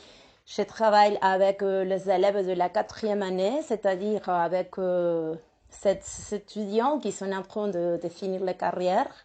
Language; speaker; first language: French; non-native, fluent; Spanish